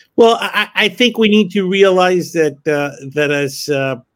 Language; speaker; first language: English; early bilingual, other home language; Spanish